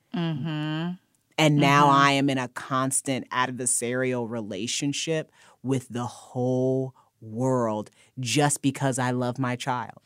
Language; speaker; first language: English; native; English